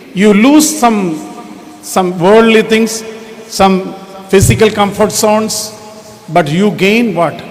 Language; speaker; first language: English; non-native, local second language; Malayalam